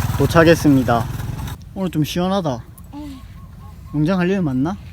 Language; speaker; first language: Korean; native; Korean